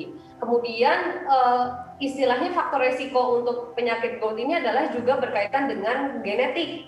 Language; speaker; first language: Indonesian; native; Indonesian